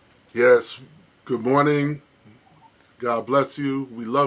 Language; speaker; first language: English; native; English